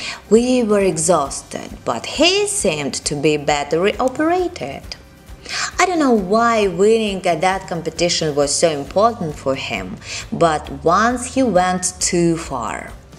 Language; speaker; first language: English; non-native, fluent; Russian